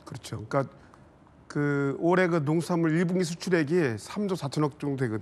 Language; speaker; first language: Korean; native; Korean